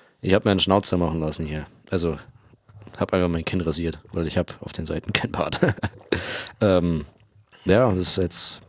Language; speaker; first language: German; native; German